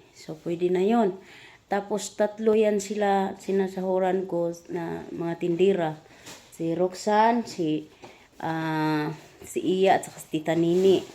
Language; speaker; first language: Filipino; non-native, local second language; Cebuano